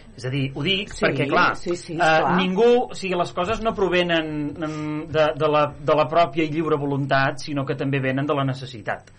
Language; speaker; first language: Catalan; native; Catalan